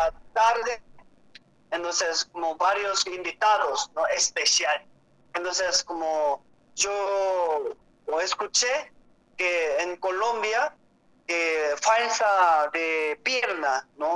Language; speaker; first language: Spanish; non-native, learner; Korean